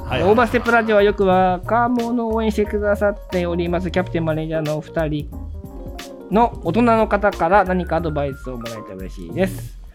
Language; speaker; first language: Japanese; native; Japanese